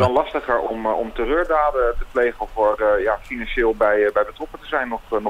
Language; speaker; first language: Dutch; native; Dutch